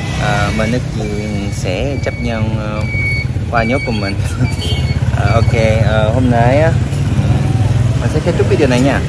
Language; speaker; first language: Vietnamese; non-native, learner; Korean